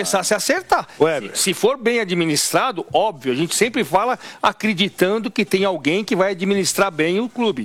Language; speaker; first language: Portuguese; native; Portuguese